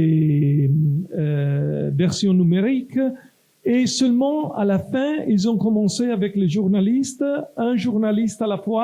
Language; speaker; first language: French; non-native, local second language; Italian